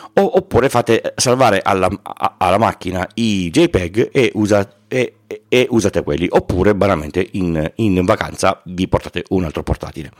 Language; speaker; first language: Italian; native; Italian